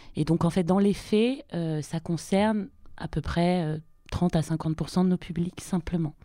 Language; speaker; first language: French; native; French